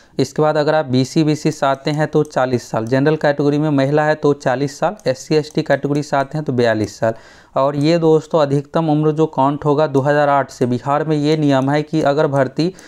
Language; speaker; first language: Hindi; native; Hindi